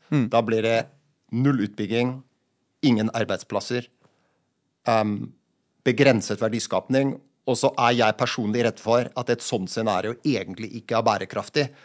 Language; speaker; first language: Norwegian; native; Norwegian